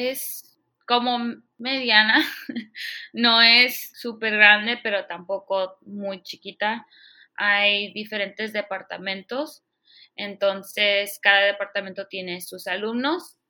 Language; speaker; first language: Spanish; early bilingual, heritage; Spanish